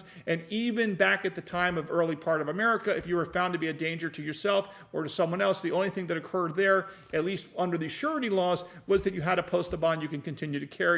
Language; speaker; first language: English; native; English